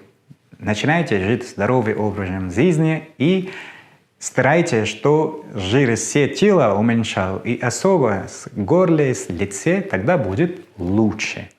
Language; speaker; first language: Russian; non-native, learner; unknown